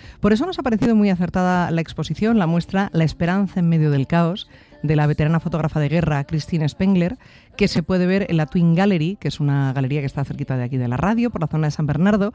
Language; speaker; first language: Spanish; native; Spanish